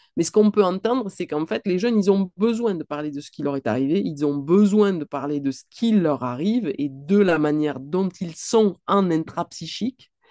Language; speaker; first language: French; native; French